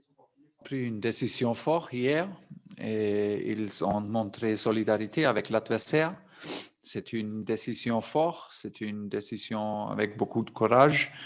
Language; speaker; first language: French; non-native, fluent; German